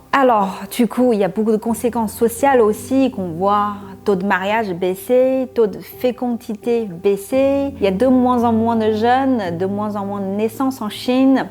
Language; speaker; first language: French; non-native, fluent; Chinese